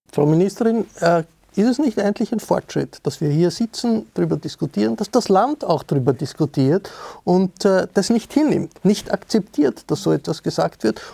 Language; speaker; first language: German; native; German